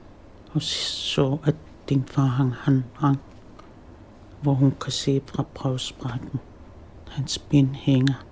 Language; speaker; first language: Danish; non-native, local second language; Kalaallisut